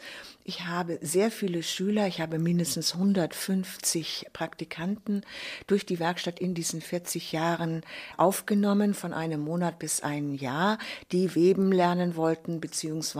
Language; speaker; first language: German; native; German